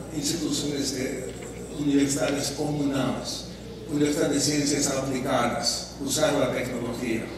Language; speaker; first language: Spanish; non-native, fluent; Finnish